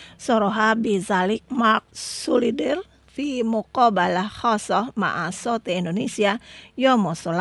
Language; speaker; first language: Arabic; non-native, fluent; Indonesian